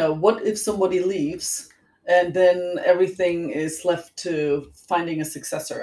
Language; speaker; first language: English; non-native, fluent; German